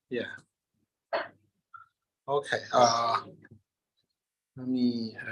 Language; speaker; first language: English; non-native, learner; Chinese